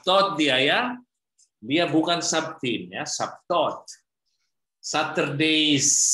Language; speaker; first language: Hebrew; non-native, fluent; Indonesian